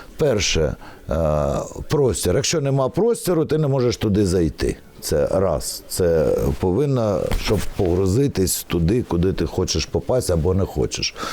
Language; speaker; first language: Ukrainian; non-native, local second language; Russian